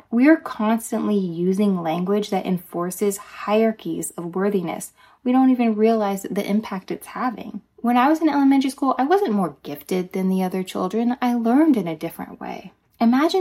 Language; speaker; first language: English; native; English